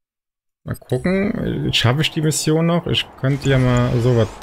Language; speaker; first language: German; native; German